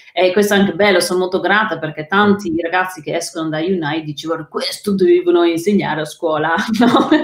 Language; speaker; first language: Italian; non-native, fluent; Dutch